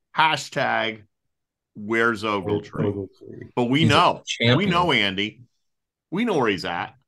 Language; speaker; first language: English; native; English